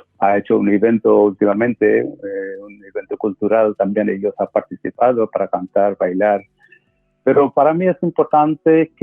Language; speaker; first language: Spanish; non-native, fluent; Bangla